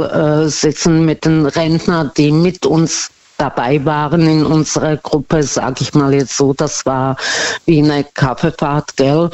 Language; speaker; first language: German; non-native, fluent; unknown